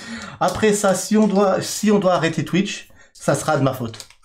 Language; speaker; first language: French; native; French